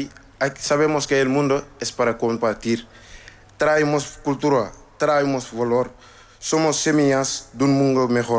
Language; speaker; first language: Spanish; non-native, learner; Wolof